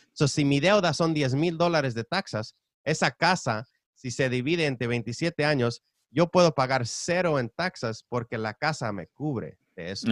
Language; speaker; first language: Spanish; early bilingual, heritage; Spanish